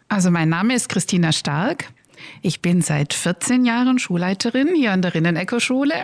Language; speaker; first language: German; native; German